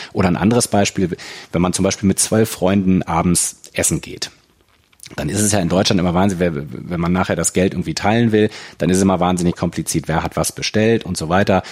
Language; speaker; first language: German; native; German